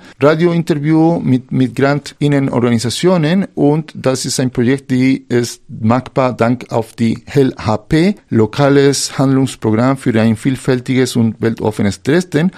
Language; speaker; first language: German; non-native, fluent; Spanish